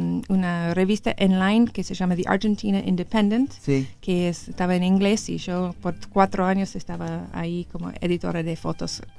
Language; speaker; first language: Spanish; non-native, learner; English